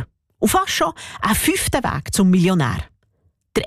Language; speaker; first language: German; native; German